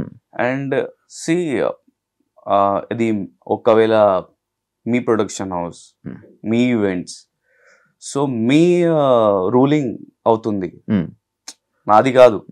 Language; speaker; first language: Telugu; non-native, local second language; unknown